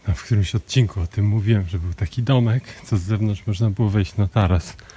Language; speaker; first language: Polish; native; Polish